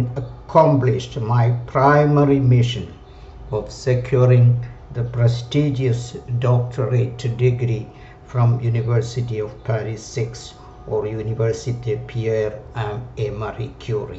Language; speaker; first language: English; non-native, local second language; Malayalam